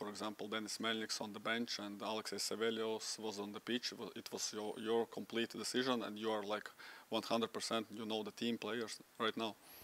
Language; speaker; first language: English; non-native, fluent; Latvian